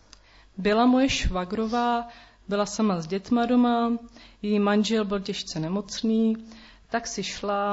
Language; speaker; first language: Czech; native; Czech